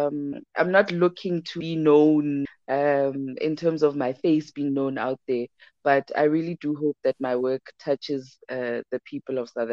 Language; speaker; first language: English; non-native, local second language; Zulu